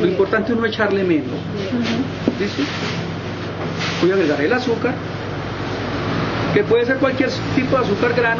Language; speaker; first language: Spanish; native; Spanish